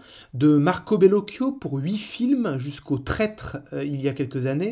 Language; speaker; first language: French; native; French